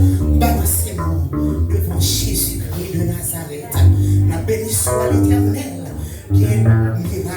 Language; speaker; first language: French; non-native, local second language; Haitian Creole